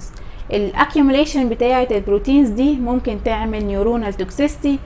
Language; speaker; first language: Arabic; native; Arabic